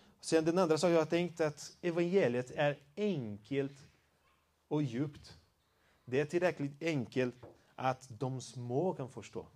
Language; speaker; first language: Swedish; non-native, fluent; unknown